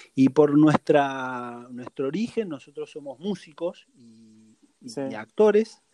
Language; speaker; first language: Spanish; native; Spanish